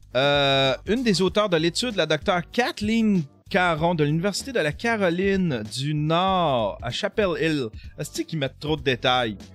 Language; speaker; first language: French; native; French